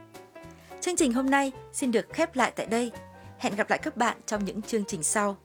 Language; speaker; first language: Vietnamese; native; Vietnamese